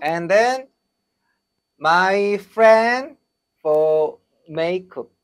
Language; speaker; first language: English; non-native, learner; Korean